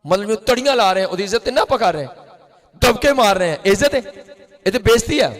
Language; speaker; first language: Urdu; non-native, local second language; Punjabi